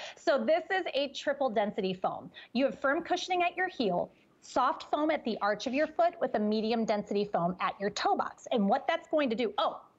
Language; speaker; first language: English; native; English